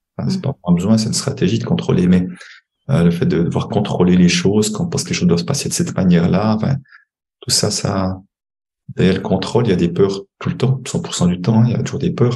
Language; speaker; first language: French; native; French